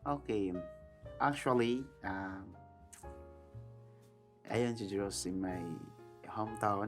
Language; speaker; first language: English; non-native, learner; Filipino